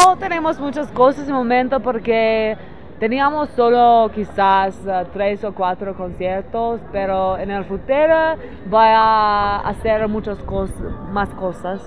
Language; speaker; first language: Spanish; non-native, learner; English